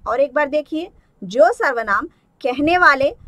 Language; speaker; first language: Hindi; non-native, local second language; Telugu